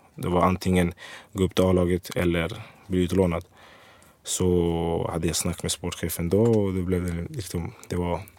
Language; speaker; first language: Swedish; early bilingual, other home language; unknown